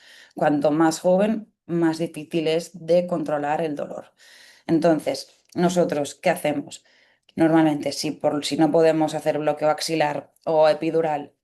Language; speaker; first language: Spanish; native; Spanish